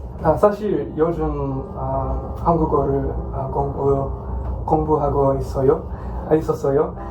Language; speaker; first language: Korean; non-native, learner; English